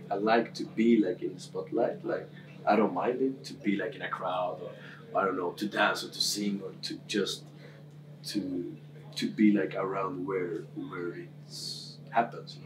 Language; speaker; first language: English; non-native, fluent; Swedish